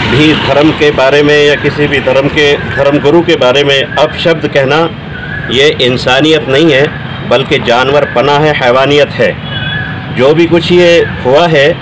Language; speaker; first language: Hindi; non-native, local second language; Urdu